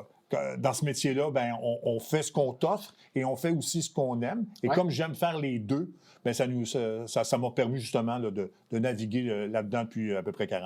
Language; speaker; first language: French; native; French